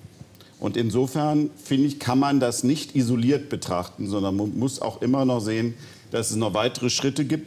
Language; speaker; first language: German; native; German